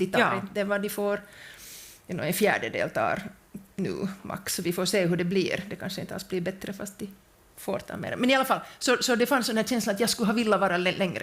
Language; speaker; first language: Swedish; native; Swedish